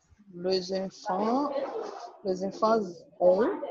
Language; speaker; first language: French; non-native, learner; Portuguese